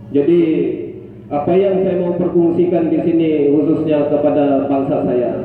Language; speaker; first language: Malay; non-native, local second language; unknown